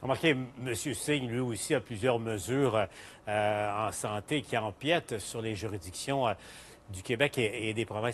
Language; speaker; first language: French; native; French